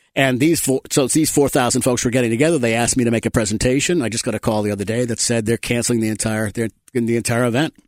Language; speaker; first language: English; native; English